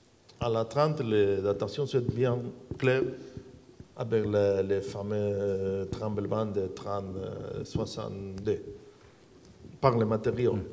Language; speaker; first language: French; non-native, learner; Spanish